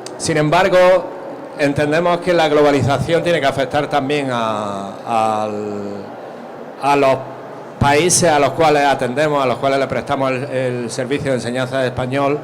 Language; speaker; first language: Spanish; native; Spanish